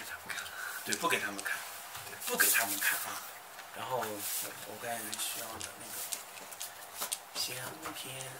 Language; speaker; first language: Chinese; native; Chinese